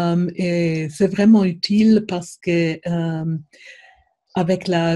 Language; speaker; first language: French; non-native, fluent; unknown